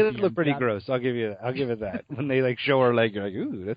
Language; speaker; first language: English; native; English